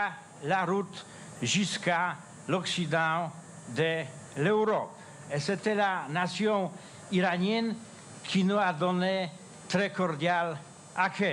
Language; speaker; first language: French; non-native, fluent; Polish